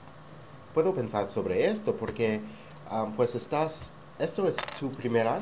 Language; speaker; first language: Spanish; non-native, learner; English